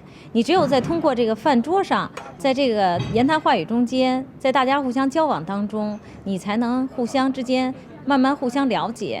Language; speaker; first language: Chinese; native; Chinese